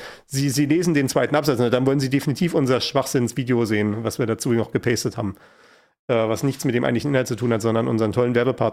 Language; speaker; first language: German; native; German